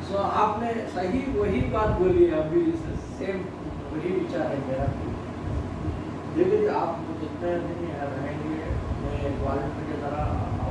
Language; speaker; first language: Hindi; non-native, local second language; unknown